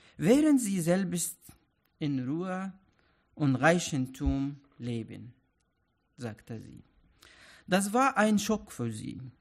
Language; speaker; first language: German; non-native, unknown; Arabic